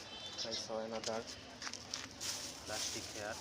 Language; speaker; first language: English; non-native, learner; Bangla